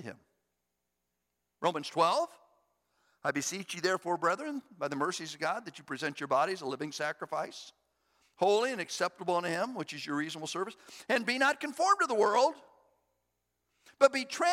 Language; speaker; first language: English; native; English